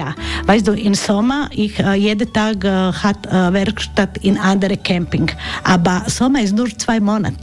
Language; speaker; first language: German; non-native, learner; Croatian